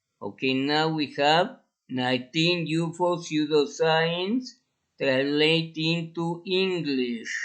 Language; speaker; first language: English; non-native, fluent; Spanish